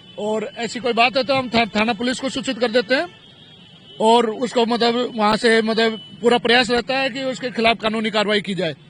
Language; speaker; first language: Hindi; native; Hindi